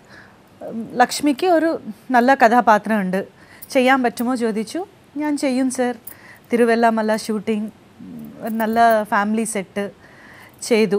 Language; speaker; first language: Malayalam; non-native, fluent; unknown